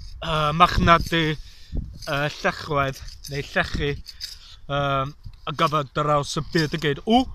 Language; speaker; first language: Welsh; non-native, learner; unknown